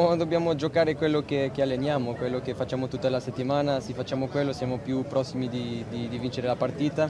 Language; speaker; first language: Italian; non-native, fluent; Portuguese